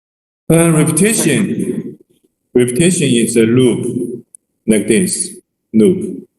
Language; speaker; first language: English; non-native, learner; Chinese